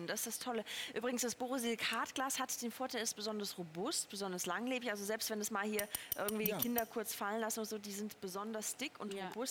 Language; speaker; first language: German; native; German